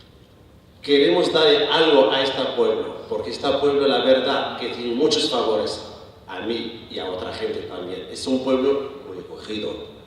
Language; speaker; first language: Spanish; non-native, learner; Arabic